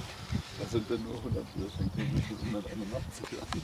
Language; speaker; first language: German; native; German